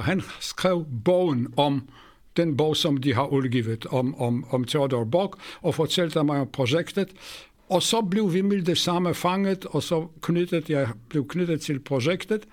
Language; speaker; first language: Swedish; non-native, fluent; Polish